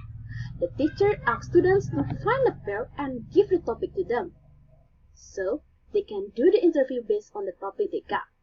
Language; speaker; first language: English; non-native, learner; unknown